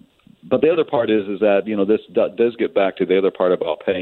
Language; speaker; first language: English; native; English